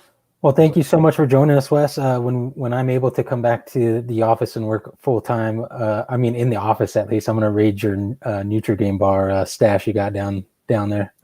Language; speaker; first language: English; native; English